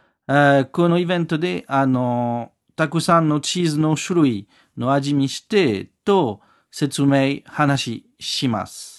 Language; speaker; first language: Japanese; non-native, learner; French